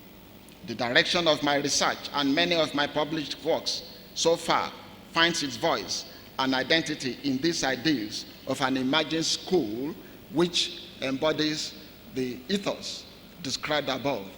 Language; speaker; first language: English; non-native, local second language; Yoruba